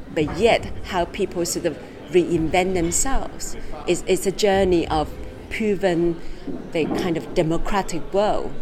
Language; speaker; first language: English; non-native, fluent; Chinese